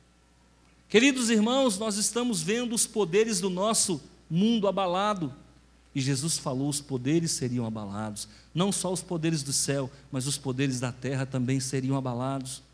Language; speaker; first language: Portuguese; native; Portuguese